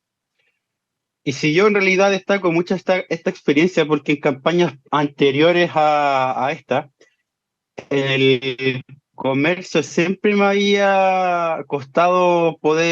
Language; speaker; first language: Spanish; native; Spanish